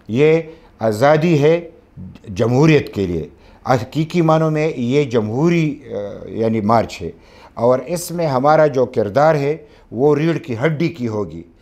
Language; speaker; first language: Urdu; non-native, local second language; Pashto